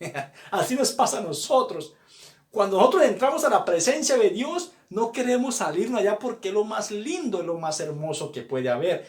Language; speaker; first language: Spanish; native; Spanish